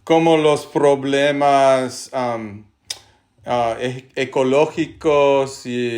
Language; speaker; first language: Spanish; non-native, learner; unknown